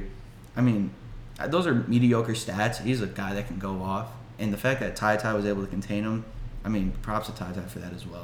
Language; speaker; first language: English; native; English